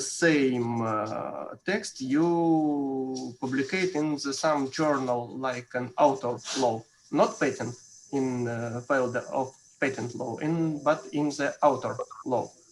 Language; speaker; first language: English; non-native, learner; Russian